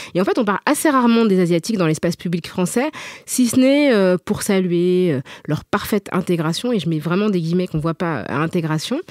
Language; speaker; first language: French; native; French